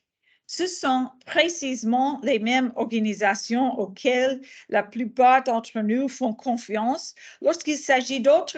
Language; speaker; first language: French; non-native, fluent; English